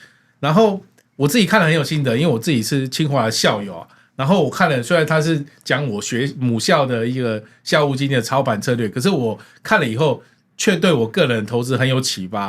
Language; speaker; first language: Chinese; native; Chinese